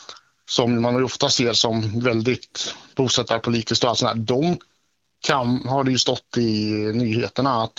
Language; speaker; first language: Swedish; native; Swedish